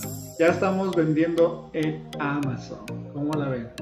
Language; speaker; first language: Spanish; native; Spanish